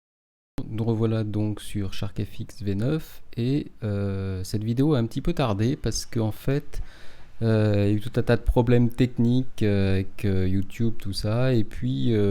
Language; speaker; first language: French; native; French